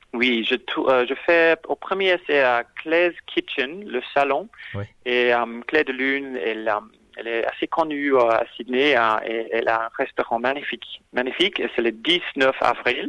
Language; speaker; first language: French; non-native, fluent; English